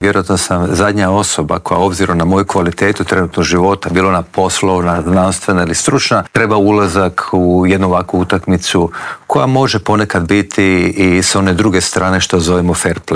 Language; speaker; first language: Croatian; native; Croatian